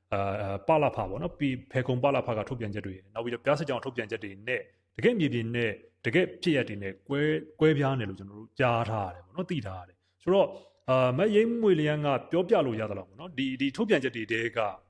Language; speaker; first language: Burmese; native; Burmese